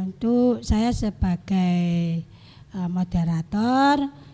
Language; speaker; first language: Indonesian; native; Indonesian